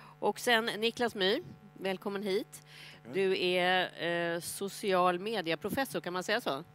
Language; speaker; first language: Swedish; native; Swedish